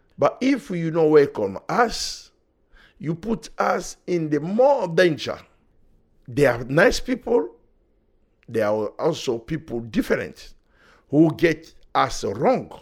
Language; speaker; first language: English; non-native, learner; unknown